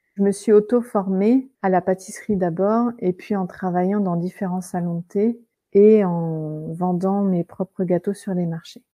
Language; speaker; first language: French; native; French